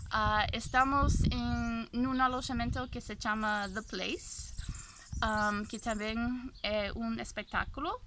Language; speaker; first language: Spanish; non-native, fluent; English